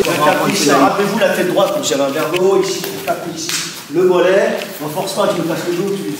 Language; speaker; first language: French; native; French